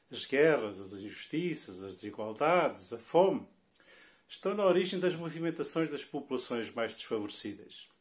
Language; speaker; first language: Portuguese; native; Portuguese